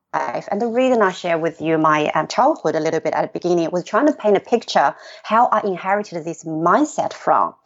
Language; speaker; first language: English; non-native, fluent; Chinese